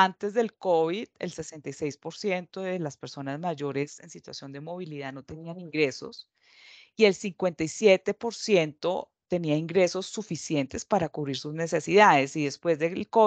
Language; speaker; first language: Spanish; native; Spanish